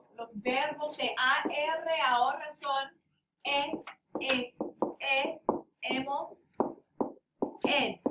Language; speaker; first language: Spanish; non-native, fluent; English